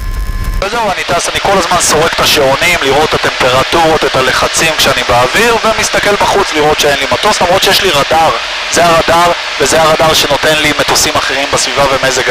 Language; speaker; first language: Hebrew; native; Hebrew